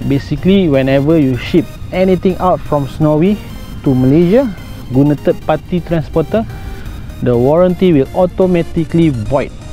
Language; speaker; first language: English; non-native, local second language; Malay